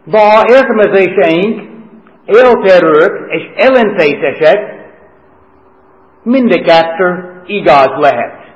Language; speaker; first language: Hungarian; non-native, fluent; English